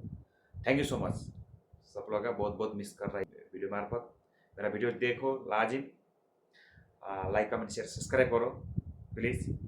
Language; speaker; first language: Hindi; non-native, learner; Nepali